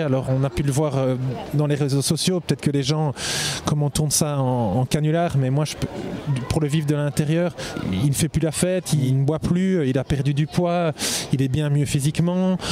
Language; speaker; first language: French; native; French